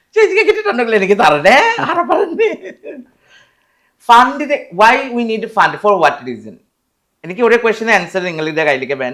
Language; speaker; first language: Malayalam; non-native, fluent; Assamese